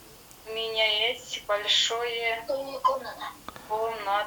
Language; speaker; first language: Russian; non-native, learner; Kyrgyz